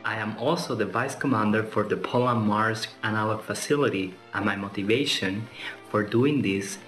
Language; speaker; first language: English; non-native, fluent; German